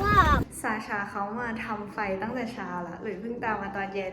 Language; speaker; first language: Thai; native; Thai